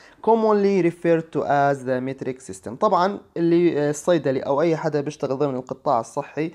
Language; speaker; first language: Arabic; native; Arabic